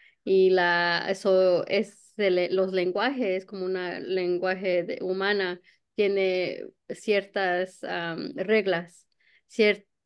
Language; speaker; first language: Spanish; early bilingual, heritage; Spanish